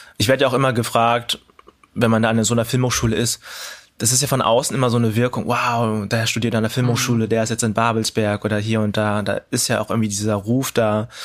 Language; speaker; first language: German; early bilingual, other home language; Cantonese